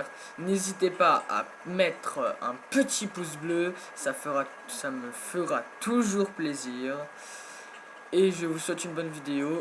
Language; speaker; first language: French; native; French